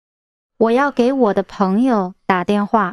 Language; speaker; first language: Chinese; non-native, learner; English